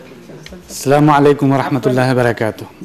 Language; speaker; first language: Arabic; non-native, fluent; Urdu